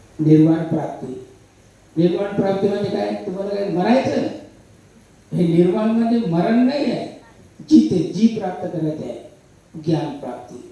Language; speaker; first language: Marathi; non-native, fluent; Sinhala